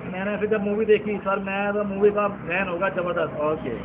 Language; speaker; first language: Hindi; native; Hindi